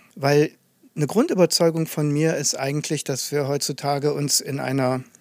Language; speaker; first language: German; native; German